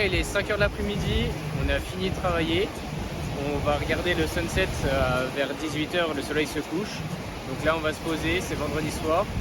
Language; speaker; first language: French; native; French